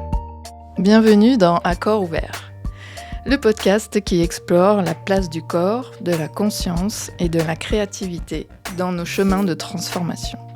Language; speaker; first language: French; native; French